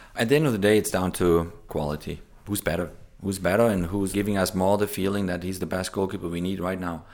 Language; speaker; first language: English; non-native, fluent; German